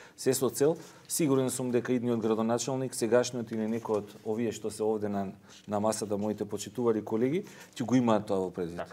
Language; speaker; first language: Macedonian; native; Macedonian